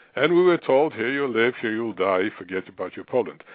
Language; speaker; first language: English; non-native, fluent; Russian